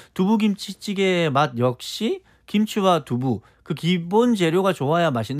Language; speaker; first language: Korean; native; Korean